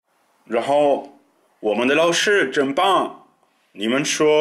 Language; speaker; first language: Chinese; non-native, fluent; German